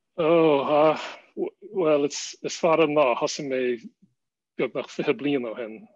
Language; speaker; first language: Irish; non-native, fluent; English